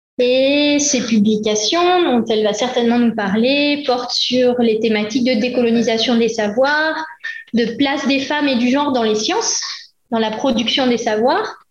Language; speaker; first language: French; native; French